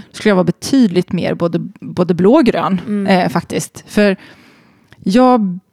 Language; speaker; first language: Swedish; native; Swedish